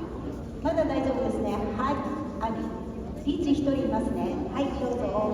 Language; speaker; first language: Japanese; native; Japanese